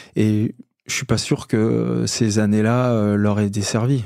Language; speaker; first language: French; native; French